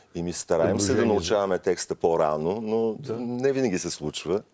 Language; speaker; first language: Bulgarian; native; Bulgarian